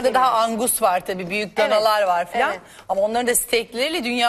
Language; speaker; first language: Turkish; native; Turkish